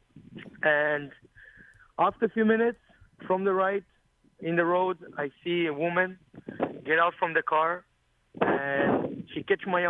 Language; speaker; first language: English; non-native, learner; Hebrew